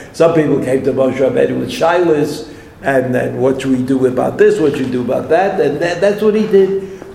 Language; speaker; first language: English; native; English